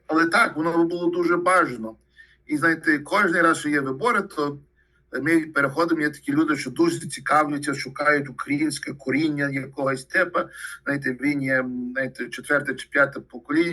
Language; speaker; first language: Ukrainian; early bilingual, heritage; Ukrainian